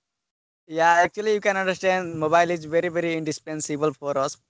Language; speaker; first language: English; non-native, learner; Hindi